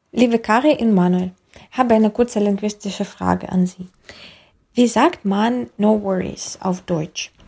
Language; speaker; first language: German; non-native, fluent; English